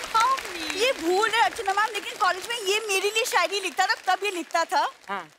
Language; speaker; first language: Hindi; native; Hindi